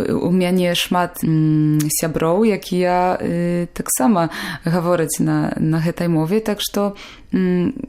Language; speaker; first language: Polish; non-native, local second language; Belarusian